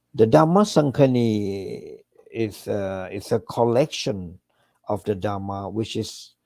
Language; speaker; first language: English; non-native, fluent; Thai